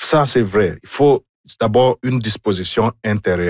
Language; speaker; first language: French; non-native, fluent; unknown